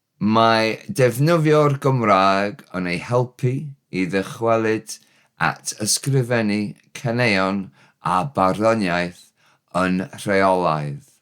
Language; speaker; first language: Welsh; non-native, learner; English